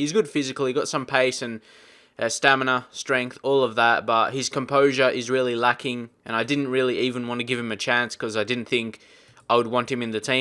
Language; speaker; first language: English; native; English